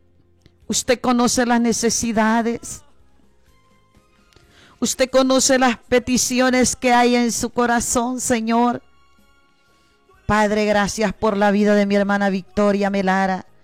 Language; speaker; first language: Spanish; native; Spanish